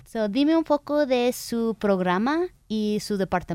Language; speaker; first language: Spanish; early bilingual, heritage; Spanish